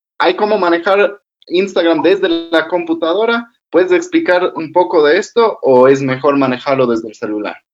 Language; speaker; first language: Spanish; native; Spanish